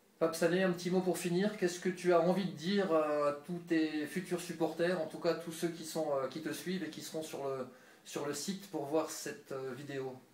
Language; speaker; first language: French; native; French